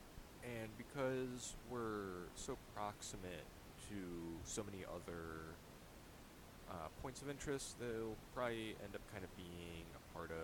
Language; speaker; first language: English; native; English